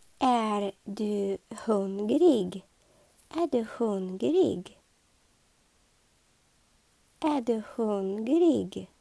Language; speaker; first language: Swedish; non-native, learner; Ukrainian